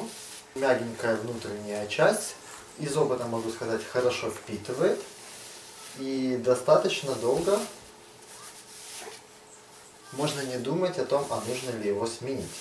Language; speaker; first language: Russian; native; Russian